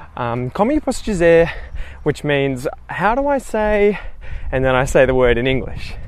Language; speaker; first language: English; native; English